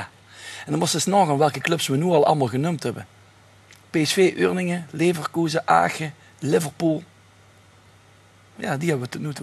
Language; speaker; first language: Dutch; native; Dutch